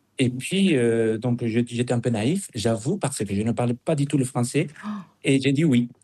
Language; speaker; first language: French; non-native, fluent; Spanish